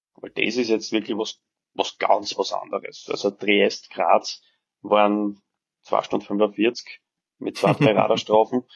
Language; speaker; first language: German; early bilingual, other home language; Serbian